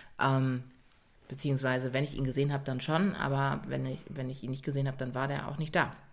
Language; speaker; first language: German; native; German